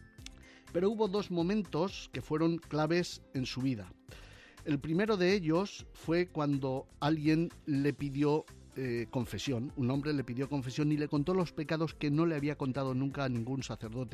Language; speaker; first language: Spanish; native; Spanish